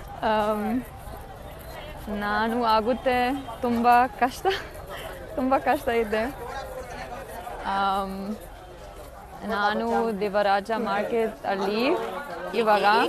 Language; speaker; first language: Kannada; non-native, learner; German